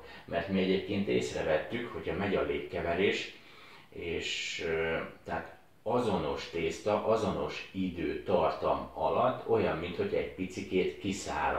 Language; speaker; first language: Hungarian; native; Hungarian